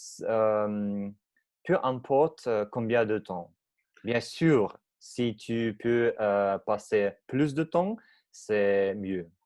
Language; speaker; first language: French; non-native, learner; Russian